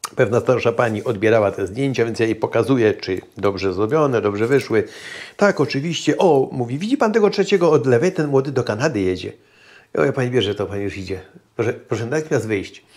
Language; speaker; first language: Polish; native; Polish